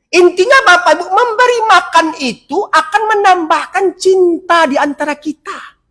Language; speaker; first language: Indonesian; non-native, local second language; Minangkabau